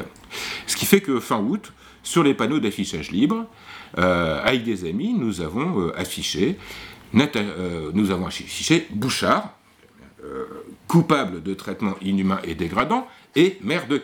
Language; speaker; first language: French; native; French